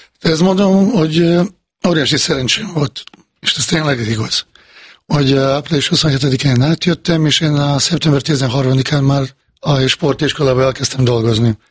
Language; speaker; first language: Hungarian; non-native, fluent; Bosnian